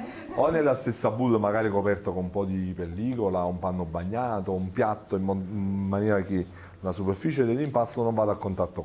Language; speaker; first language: Italian; native; Italian